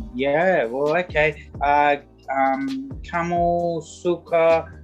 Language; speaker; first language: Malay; non-native, learner; English